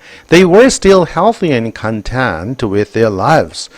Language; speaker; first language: English; non-native, fluent; Korean